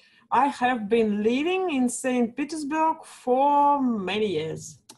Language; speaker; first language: English; non-native, learner; Russian